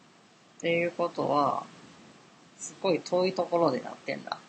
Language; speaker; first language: Japanese; native; Japanese